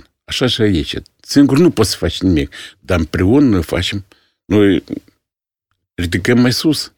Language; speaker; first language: Romanian; non-native, local second language; Russian